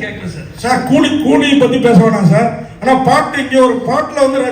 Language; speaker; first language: Tamil; native; Tamil